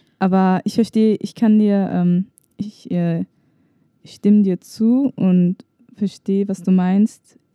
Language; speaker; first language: German; native; German